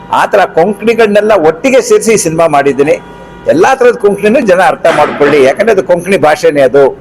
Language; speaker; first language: Kannada; non-native, local second language; Konkani